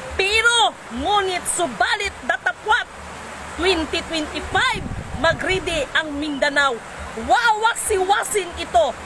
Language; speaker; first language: Filipino; non-native, local second language; Cebuano